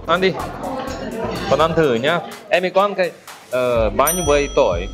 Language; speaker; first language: Vietnamese; non-native, learner; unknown